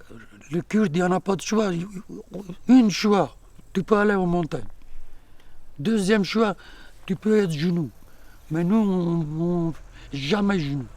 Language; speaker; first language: French; non-native, learner; Kurdish